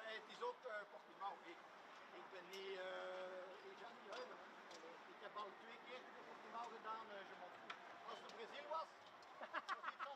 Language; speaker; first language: Dutch; non-native, fluent; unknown